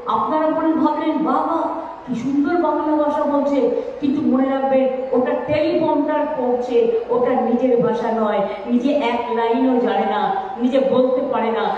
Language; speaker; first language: Bangla; native; Bangla